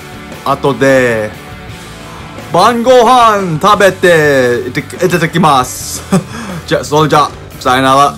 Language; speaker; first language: Japanese; non-native, learner; English